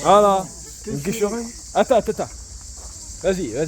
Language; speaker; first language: French; native; French